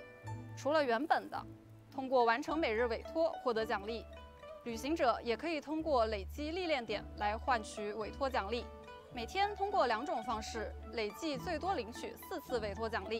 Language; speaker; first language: Chinese; native; Chinese